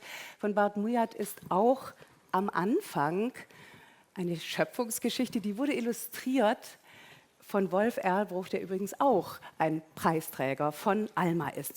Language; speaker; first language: German; native; German